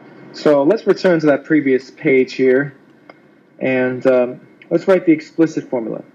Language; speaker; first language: English; native; English